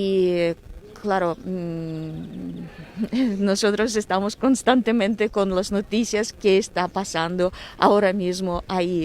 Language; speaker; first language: Spanish; non-native, fluent; Ukrainian